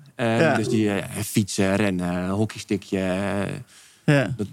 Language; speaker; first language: Dutch; native; Dutch